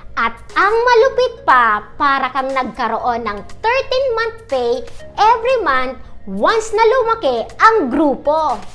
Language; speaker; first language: Filipino; non-native, local second language; Bikol